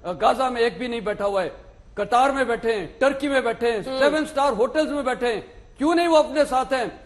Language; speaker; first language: Hindi; native; Hindi